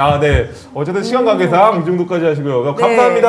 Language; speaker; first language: Korean; native; Korean